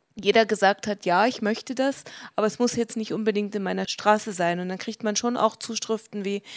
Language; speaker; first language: German; native; German